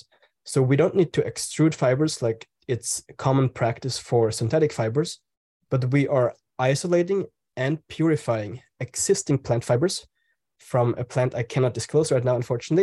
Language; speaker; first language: English; non-native, fluent; German